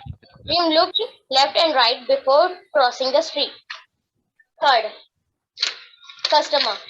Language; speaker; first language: English; non-native, learner; Hindi